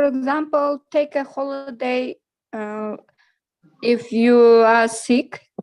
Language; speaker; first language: English; non-native, learner; Russian